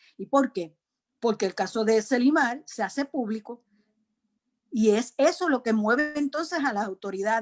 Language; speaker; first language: Spanish; native; Spanish